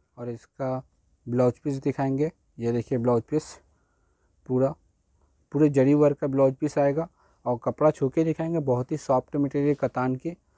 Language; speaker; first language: Hindi; native; Hindi